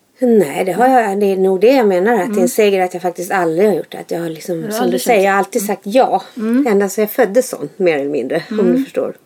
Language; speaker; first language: Swedish; native; Swedish